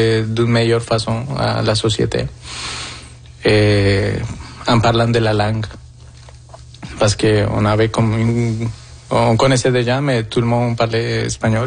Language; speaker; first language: French; non-native, fluent; Spanish